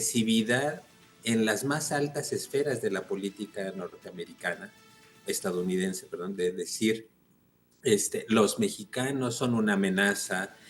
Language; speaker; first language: Spanish; native; Spanish